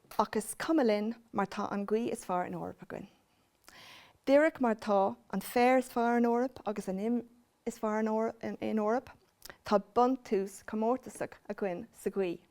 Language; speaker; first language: Irish; non-native, local second language; English